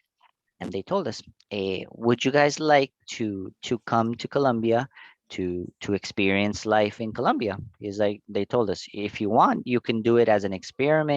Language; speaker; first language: English; non-native, fluent; Spanish